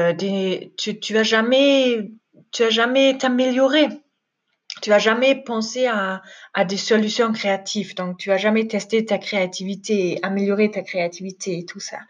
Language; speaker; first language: French; non-native, fluent; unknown